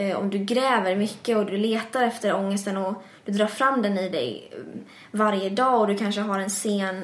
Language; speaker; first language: Swedish; early bilingual, other home language; English